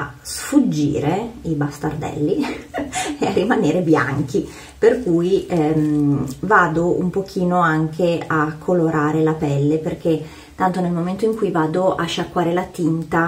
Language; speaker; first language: Italian; native; Italian